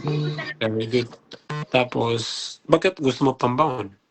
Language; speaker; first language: Filipino; non-native, learner; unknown